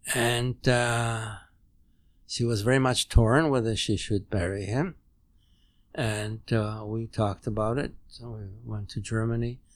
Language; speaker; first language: English; non-native, fluent; German